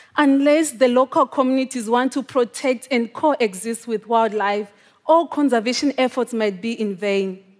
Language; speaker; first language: English; non-native, local second language; Shona